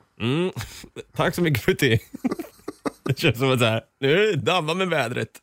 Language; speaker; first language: Swedish; native; Swedish